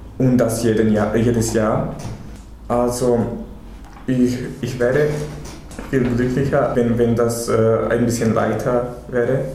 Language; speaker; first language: German; non-native, learner; Serbian